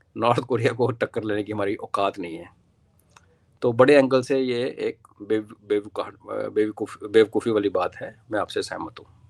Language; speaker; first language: Hindi; non-native, local second language; Kashmiri